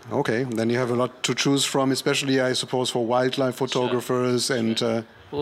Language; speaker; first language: English; non-native, fluent; German